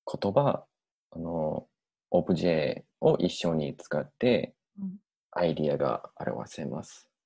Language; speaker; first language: Japanese; non-native, learner; English